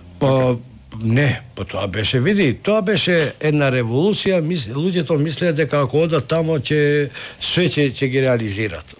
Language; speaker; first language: Macedonian; non-native, local second language; Albanian